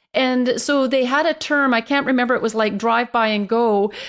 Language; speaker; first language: English; native; English